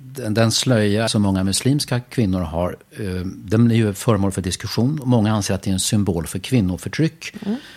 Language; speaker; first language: Swedish; native; Swedish